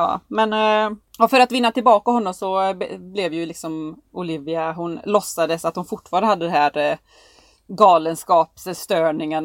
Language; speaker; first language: Swedish; native; Swedish